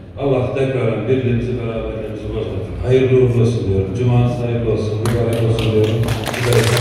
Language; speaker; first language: Turkish; native; Turkish